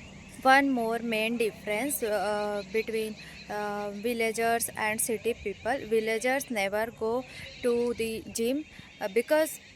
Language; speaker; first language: English; non-native, learner; Hindi